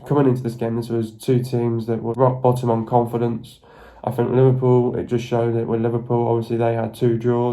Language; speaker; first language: English; native; English